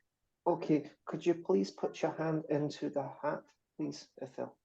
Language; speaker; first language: English; native; English